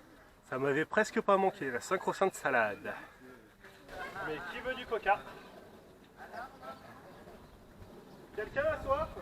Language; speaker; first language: French; native; French